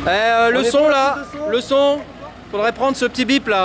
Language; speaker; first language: French; native; French